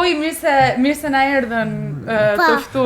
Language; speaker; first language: Albanian; native; Albanian